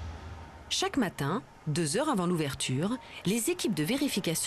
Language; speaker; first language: French; native; French